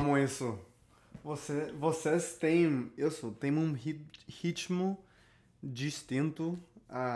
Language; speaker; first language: Portuguese; non-native, learner; Spanish